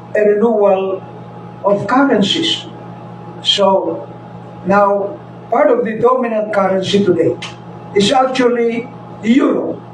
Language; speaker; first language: English; non-native, local second language; Filipino